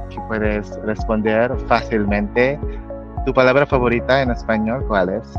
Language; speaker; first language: Spanish; non-native, fluent; Filipino